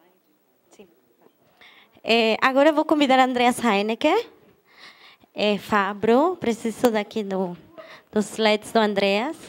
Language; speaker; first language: Portuguese; non-native, fluent; German